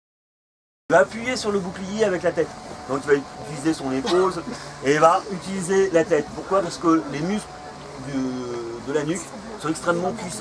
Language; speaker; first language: French; native; French